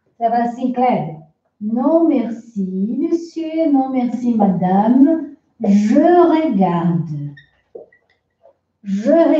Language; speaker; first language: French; non-native, fluent; Portuguese